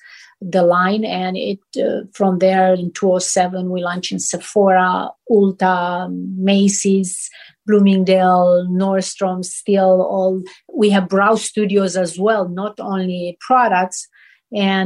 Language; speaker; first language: English; non-native, fluent; Romanian